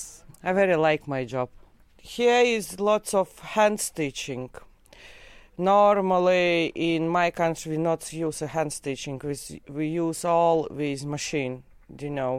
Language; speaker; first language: English; non-native, learner; Latvian